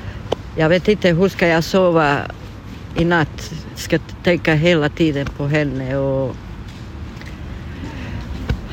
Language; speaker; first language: Swedish; non-native, learner; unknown